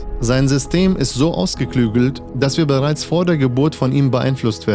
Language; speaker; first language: German; native; German